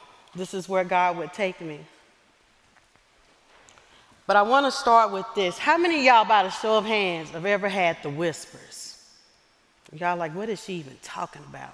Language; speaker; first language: English; native; English